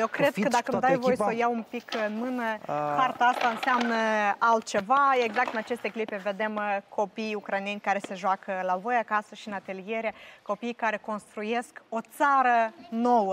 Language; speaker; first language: Romanian; native; Romanian